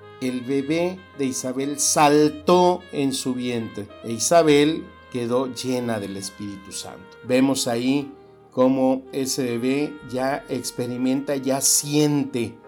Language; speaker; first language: Spanish; native; Spanish